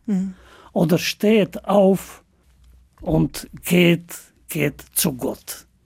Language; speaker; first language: German; non-native, fluent; Albanian